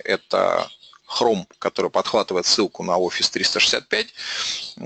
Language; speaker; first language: Russian; native; Russian